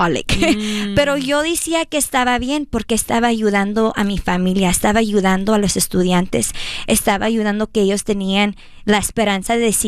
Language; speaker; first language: Spanish; early bilingual, heritage; Spanish